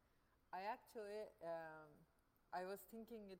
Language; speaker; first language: English; non-native, fluent; Turkish